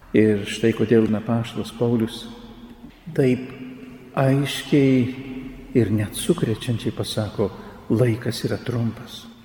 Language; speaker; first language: Lithuanian; native; Lithuanian